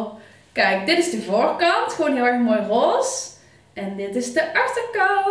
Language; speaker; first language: Dutch; native; Dutch